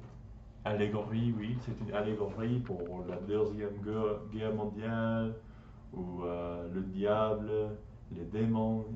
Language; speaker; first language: French; non-native, learner; English